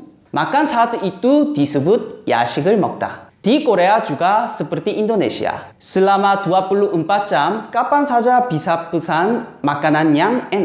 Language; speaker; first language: Indonesian; non-native, fluent; Korean